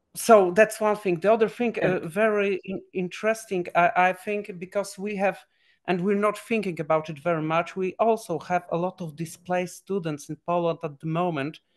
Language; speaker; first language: English; non-native, fluent; Polish